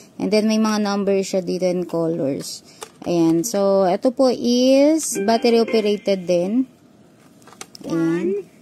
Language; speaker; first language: Filipino; native; Filipino